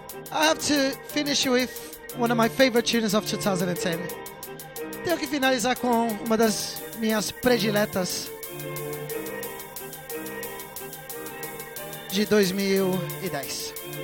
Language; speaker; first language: Portuguese; native; Portuguese